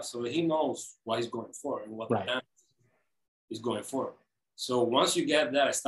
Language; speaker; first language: English; non-native, fluent; Spanish